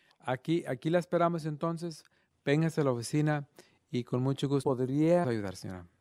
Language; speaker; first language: Spanish; early bilingual, other home language; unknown